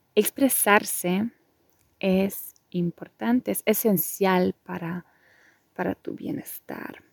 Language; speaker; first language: Spanish; non-native, fluent; German